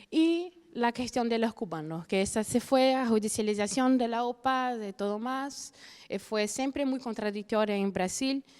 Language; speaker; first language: Spanish; non-native, fluent; Portuguese